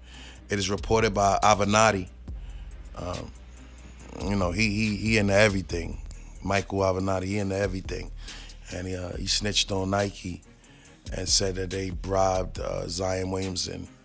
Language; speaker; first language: English; native; English